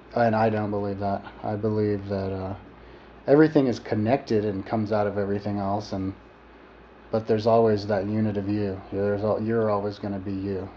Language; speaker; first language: English; native; English